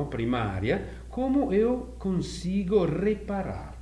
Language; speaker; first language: Portuguese; non-native, fluent; Italian